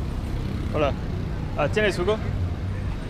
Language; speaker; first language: Spanish; non-native, learner; English